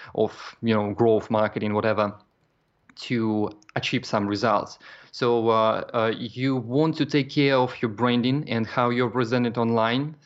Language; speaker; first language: English; non-native, fluent; Russian